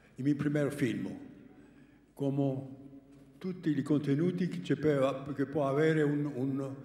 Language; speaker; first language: Italian; non-native, learner; Greek